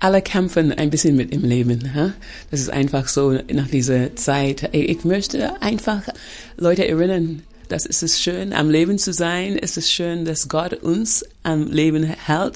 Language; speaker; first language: German; non-native, fluent; English